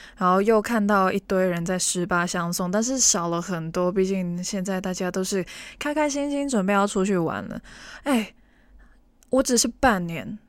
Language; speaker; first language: Chinese; non-native, local second language; Cantonese